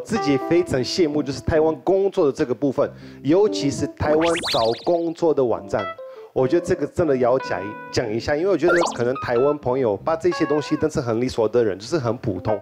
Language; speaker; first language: Chinese; non-native, fluent; Portuguese